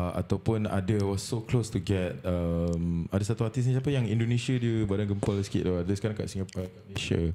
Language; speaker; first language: Malay; native; Malay